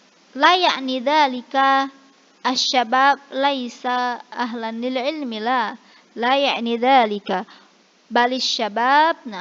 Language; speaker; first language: Arabic; non-native, fluent; Indonesian